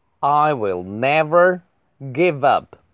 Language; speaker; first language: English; non-native, fluent; Chinese